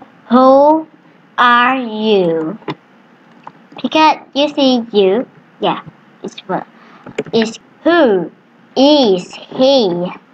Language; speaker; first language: English; non-native, learner; Vietnamese